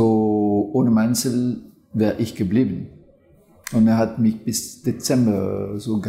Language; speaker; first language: German; non-native, fluent; French